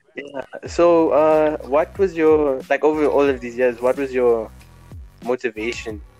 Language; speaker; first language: English; native; English